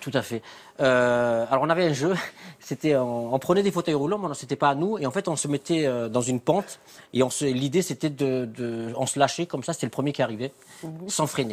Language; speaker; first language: French; native; French